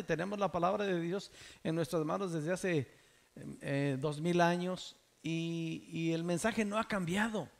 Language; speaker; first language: Spanish; native; Spanish